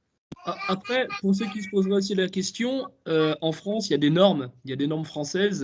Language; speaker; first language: French; native; French